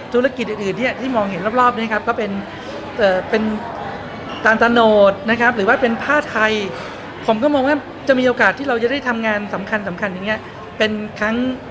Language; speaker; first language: Thai; native; Thai